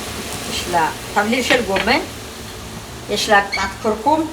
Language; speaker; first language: Hebrew; non-native, learner; Amharic